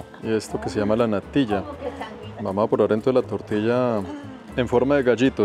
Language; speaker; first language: Spanish; native; Spanish